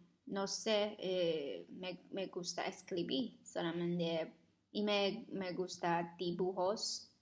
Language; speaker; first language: Spanish; non-native, learner; Chinese